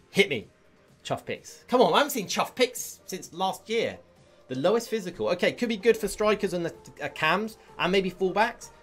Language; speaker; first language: English; native; English